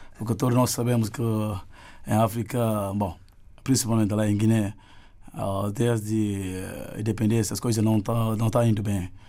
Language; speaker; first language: Portuguese; non-native, local second language; Upper Guinea Crioulo